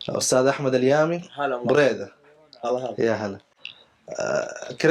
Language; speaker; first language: Arabic; non-native, learner; Urdu